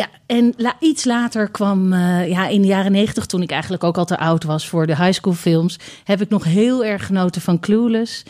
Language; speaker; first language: Dutch; native; Dutch